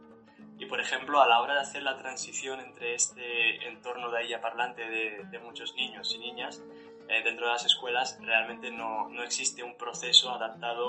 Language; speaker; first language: Spanish; native; Spanish